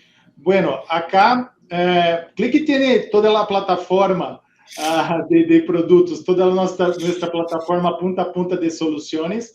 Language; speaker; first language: Spanish; non-native, fluent; Portuguese